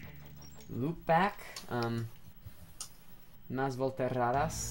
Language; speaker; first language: Spanish; non-native, learner; English